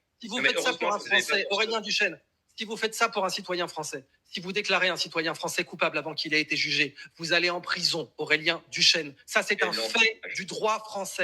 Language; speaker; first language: French; native; French